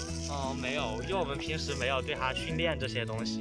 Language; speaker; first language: Chinese; native; Chinese